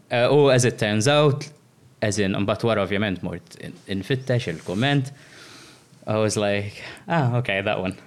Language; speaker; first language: English; non-native, local second language; Maltese